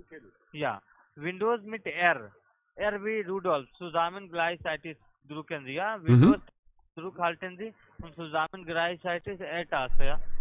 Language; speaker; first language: German; non-native, learner; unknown